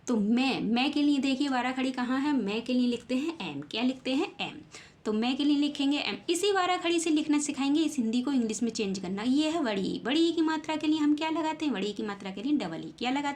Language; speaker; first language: Hindi; native; Hindi